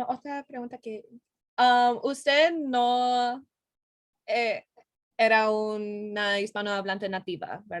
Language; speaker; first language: Spanish; non-native, learner; English